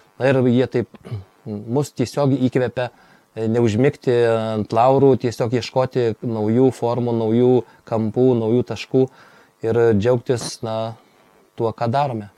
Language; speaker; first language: Lithuanian; native; Lithuanian